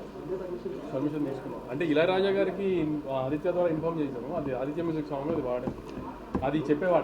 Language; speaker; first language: Telugu; native; Telugu